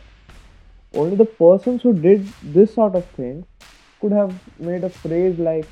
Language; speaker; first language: English; non-native, local second language; Hindi